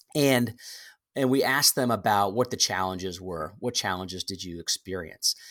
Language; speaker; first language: English; native; English